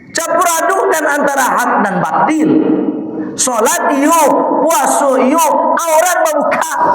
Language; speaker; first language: Malay; non-native, local second language; Minangkabau